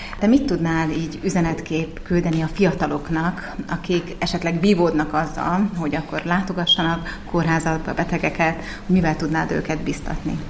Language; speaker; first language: Hungarian; native; Hungarian